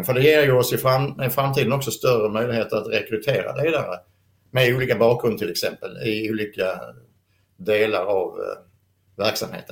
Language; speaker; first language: Swedish; native; Swedish